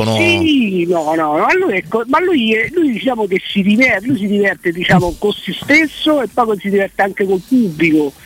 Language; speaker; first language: Italian; native; Italian